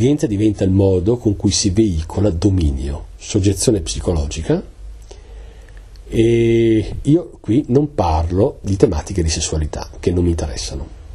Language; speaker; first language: Italian; native; Italian